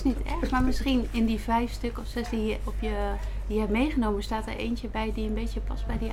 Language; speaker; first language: Dutch; native; Dutch